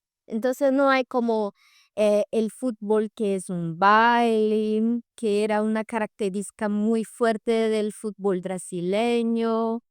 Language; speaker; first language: Spanish; non-native, fluent; Portuguese